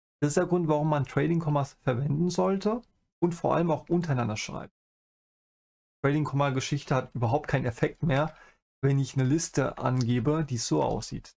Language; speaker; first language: German; native; German